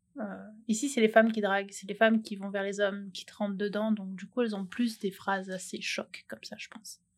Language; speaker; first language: French; native; French